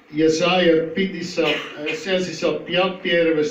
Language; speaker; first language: Russian; non-native, learner; Dutch